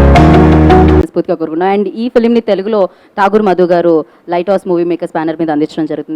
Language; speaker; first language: Telugu; native; Telugu